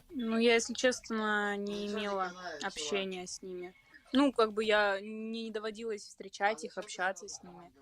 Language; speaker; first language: Russian; native; Russian